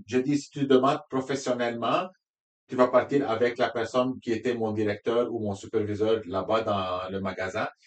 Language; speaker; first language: French; non-native, local second language; Arabic